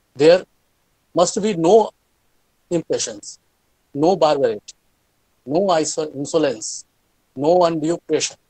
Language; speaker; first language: English; non-native, local second language; Hindi